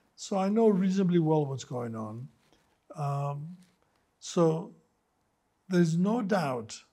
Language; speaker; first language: English; non-native, fluent; Greek